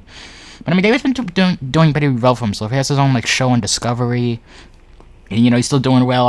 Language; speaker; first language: English; native; English